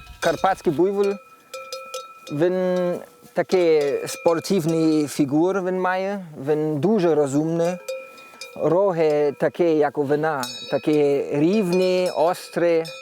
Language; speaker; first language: Ukrainian; non-native, learner; German